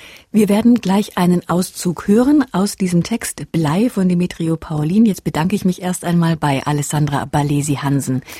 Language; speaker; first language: German; native; German